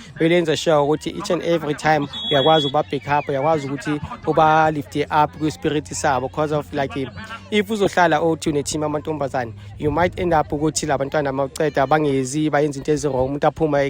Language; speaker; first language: Zulu; native; Zulu